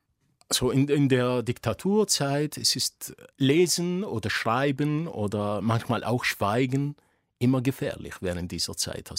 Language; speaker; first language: German; non-native, fluent; Arabic